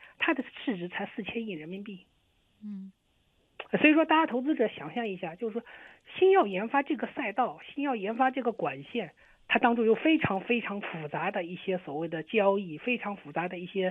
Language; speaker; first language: Chinese; native; Chinese